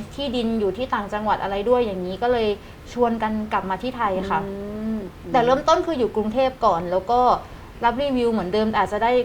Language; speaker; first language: Thai; native; Thai